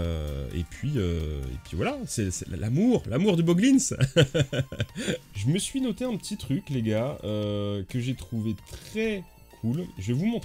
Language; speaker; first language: French; native; French